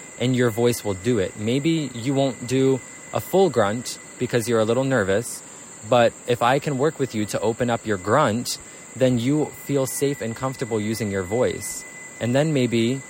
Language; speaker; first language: English; native; English